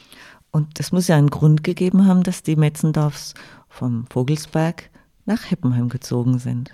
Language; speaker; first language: German; native; German